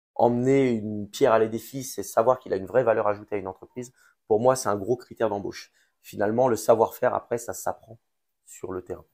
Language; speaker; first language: French; native; French